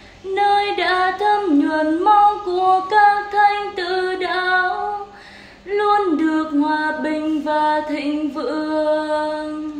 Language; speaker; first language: Vietnamese; native; Vietnamese